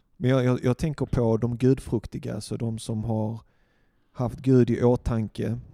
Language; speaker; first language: Swedish; early bilingual, other home language; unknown